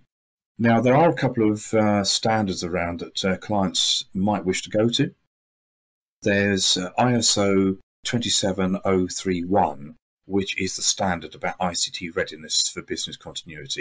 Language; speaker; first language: English; native; English